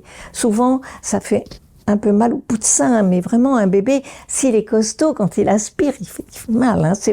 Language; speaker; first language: French; native; French